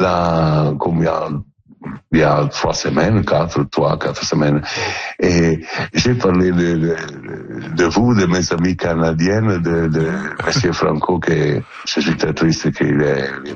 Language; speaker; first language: French; non-native, learner; Italian